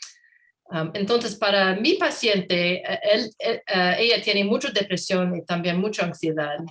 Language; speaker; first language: Spanish; non-native, learner; English